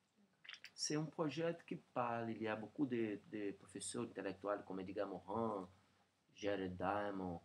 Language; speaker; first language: French; non-native, learner; Portuguese